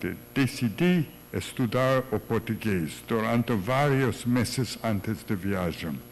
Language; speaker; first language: Portuguese; non-native, learner; English